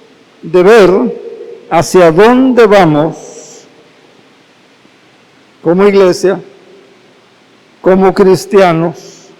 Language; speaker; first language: Spanish; native; Spanish